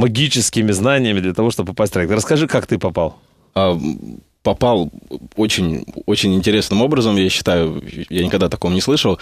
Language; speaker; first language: Russian; native; Russian